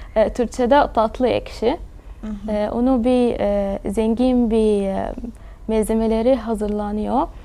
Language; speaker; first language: Turkish; early bilingual, other home language; Arabic